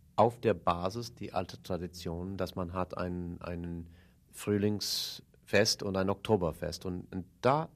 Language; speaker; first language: German; non-native, fluent; English